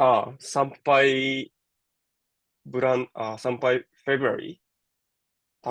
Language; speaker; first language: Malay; non-native, learner; Japanese